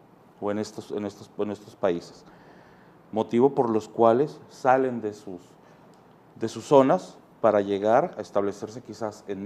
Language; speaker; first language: Spanish; native; Spanish